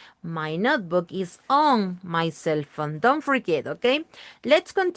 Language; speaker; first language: English; non-native, learner; Spanish